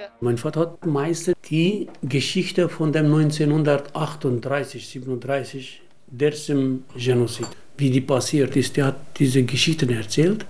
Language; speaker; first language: German; non-native, learner; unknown